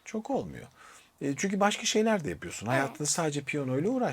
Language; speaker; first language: Turkish; native; Turkish